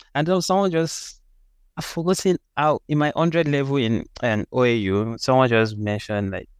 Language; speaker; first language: English; non-native, local second language; Yoruba